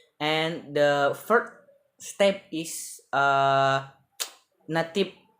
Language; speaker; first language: English; non-native, learner; Indonesian